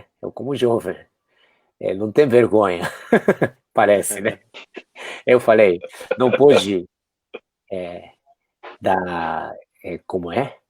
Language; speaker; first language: Portuguese; non-native, fluent; Japanese